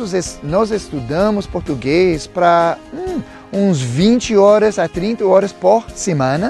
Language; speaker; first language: Portuguese; non-native, fluent; English